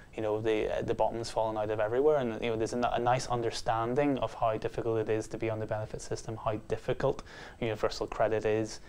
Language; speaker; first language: English; native; English